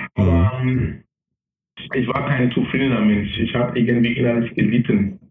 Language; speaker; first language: German; non-native, fluent; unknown